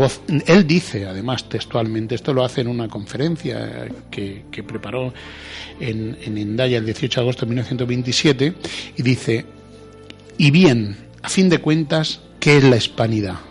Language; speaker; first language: Spanish; native; Spanish